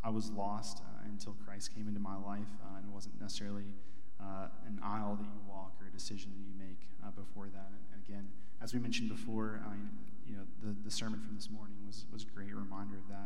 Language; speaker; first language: English; native; English